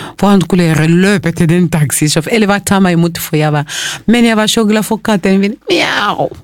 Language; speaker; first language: Norwegian; non-native, fluent; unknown